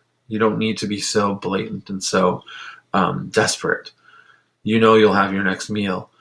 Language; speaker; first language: English; native; English